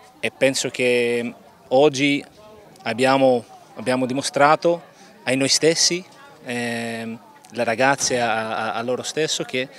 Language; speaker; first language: Italian; non-native, fluent; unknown